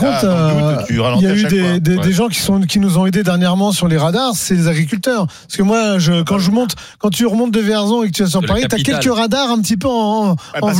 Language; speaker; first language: French; native; French